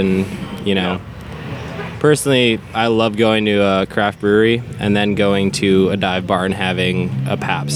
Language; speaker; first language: English; native; English